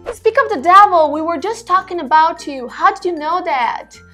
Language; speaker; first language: English; non-native, fluent; Portuguese